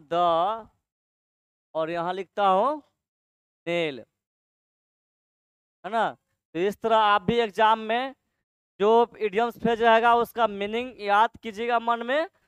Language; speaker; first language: Hindi; native; Hindi